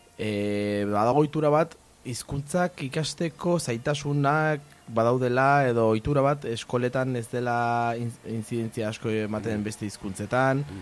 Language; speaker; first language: Basque; non-native, local second language; Spanish